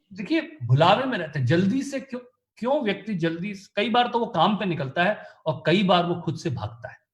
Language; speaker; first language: Hindi; native; Hindi